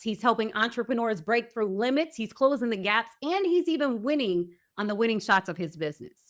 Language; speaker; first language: English; native; English